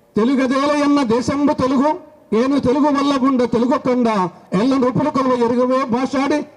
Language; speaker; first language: Telugu; native; Telugu